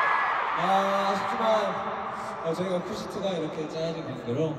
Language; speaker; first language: Korean; native; Korean